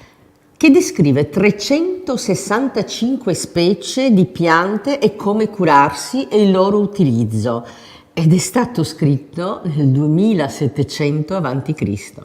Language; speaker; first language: Italian; native; Italian